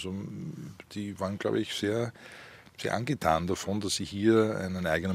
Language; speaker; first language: German; native; German